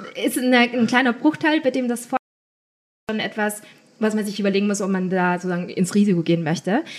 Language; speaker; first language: German; native; German